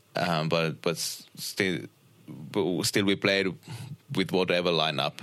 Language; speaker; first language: English; non-native, fluent; Finnish